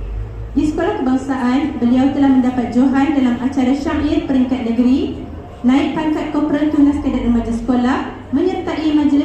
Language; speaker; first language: Malay; native; Malay